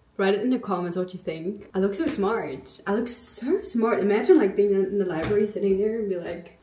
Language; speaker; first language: English; non-native, fluent; German